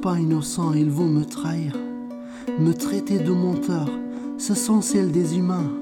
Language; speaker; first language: French; early bilingual, other home language; Kurdish